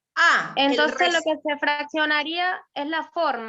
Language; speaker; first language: Spanish; native; Spanish